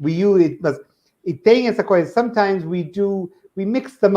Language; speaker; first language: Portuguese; non-native, fluent; English